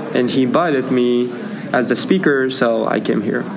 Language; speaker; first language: English; non-native, learner; Japanese